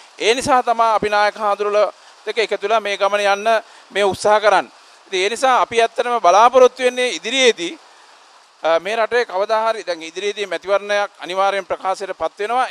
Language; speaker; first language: Sinhala; native; Sinhala